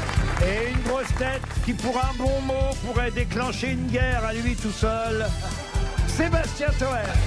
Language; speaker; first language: French; native; French